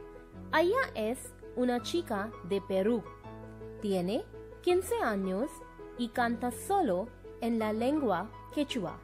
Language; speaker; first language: Spanish; non-native, learner; Hindi